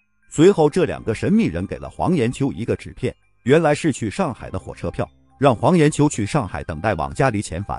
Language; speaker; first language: Chinese; native; Chinese